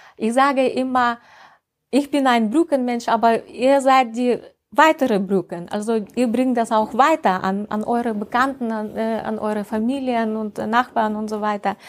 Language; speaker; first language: German; non-native, fluent; Russian